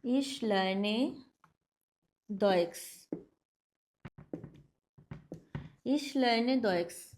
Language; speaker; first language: German; non-native, fluent; Hindi